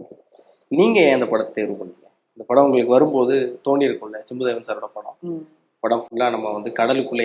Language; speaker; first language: Tamil; native; Tamil